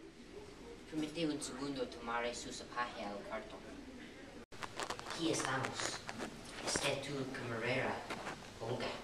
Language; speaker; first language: Spanish; non-native, learner; English